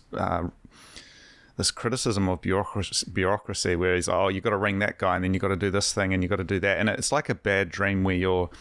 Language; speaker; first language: English; native; English